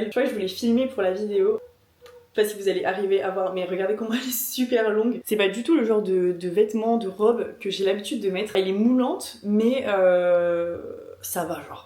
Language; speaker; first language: French; native; French